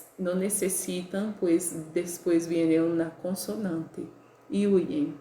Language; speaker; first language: Spanish; non-native, fluent; Portuguese